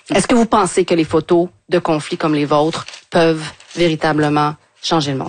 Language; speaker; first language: French; native; French